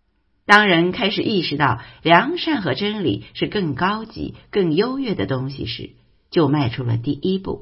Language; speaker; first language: Chinese; native; Chinese